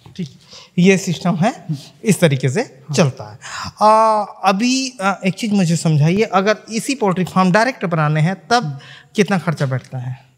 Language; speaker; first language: Hindi; native; Hindi